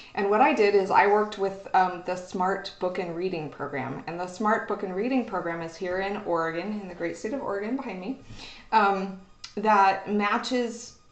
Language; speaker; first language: English; native; English